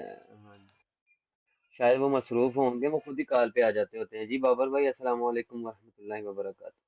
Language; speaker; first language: Hindi; non-native, local second language; Punjabi